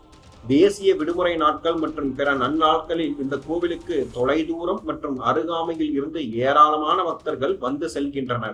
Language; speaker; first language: Tamil; native; Tamil